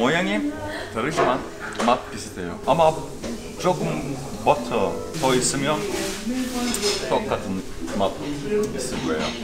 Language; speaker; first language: Korean; non-native, learner; Turkish